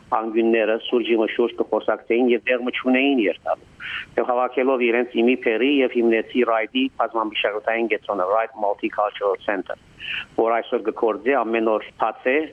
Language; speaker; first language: Armenian; early bilingual, heritage; Armenian